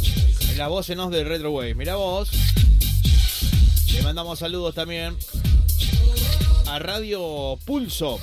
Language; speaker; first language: Spanish; native; Spanish